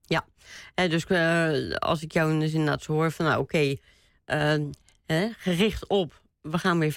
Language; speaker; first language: Dutch; native; Dutch